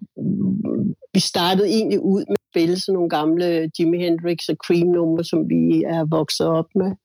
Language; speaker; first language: Danish; native; Danish